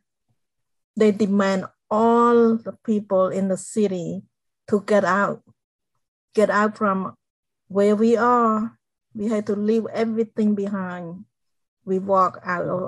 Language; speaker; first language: English; non-native, fluent; Khmer